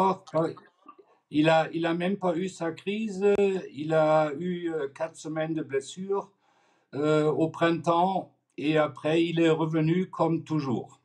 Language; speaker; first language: French; non-native, fluent; German